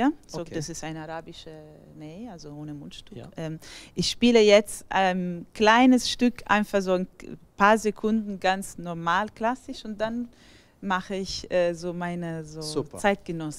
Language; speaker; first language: German; non-native, fluent; Italian